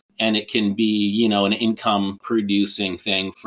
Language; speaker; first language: English; native; English